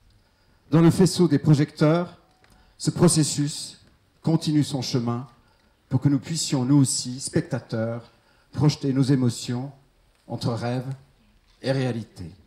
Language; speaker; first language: French; native; French